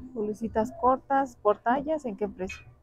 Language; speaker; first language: Spanish; native; Spanish